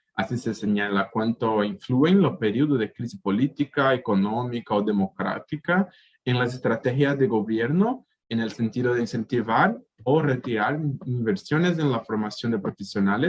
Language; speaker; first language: Spanish; native; Spanish